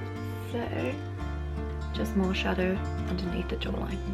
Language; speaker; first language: English; native; English